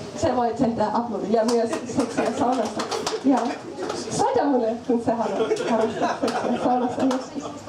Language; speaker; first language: Finnish; non-native, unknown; German